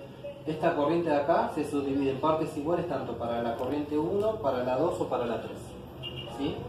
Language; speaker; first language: Spanish; native; Spanish